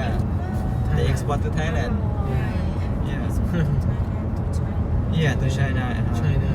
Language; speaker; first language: English; non-native, learner; Thai